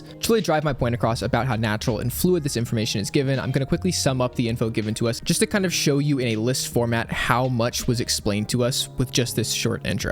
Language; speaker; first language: English; native; English